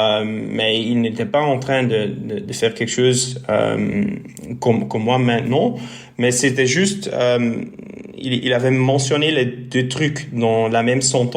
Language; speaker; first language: French; non-native, local second language; Dutch